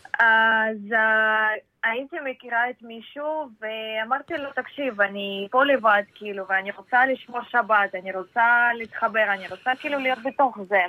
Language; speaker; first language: Hebrew; non-native, fluent; Czech